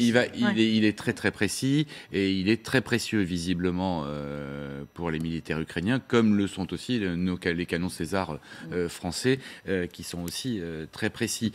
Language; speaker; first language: French; native; French